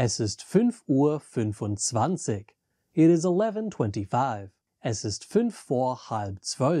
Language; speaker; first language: German; non-native, fluent; English